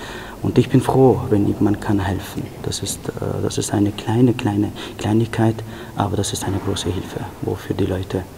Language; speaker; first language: German; non-native, fluent; Ukrainian